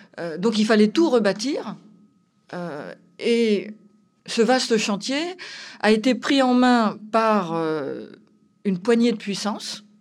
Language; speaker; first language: French; native; French